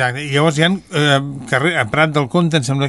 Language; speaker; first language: Catalan; native; Catalan